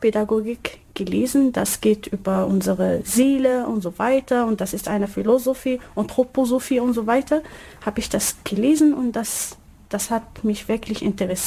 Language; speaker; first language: German; non-native, learner; Arabic